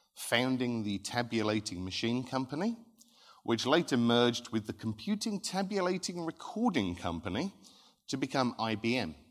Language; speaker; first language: English; native; English